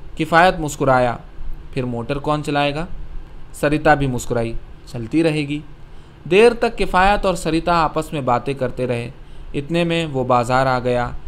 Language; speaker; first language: Urdu; native; Urdu